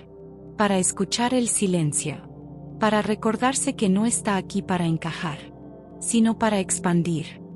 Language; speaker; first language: Spanish; native; Spanish